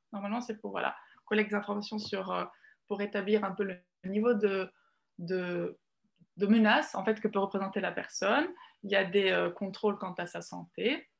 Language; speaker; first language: French; non-native, fluent; Italian